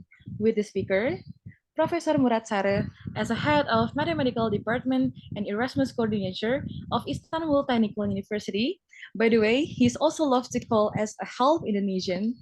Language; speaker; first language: English; non-native, fluent; Indonesian